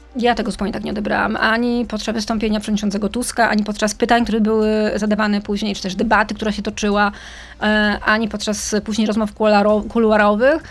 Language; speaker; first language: Polish; native; Polish